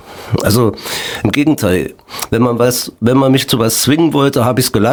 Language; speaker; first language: German; native; German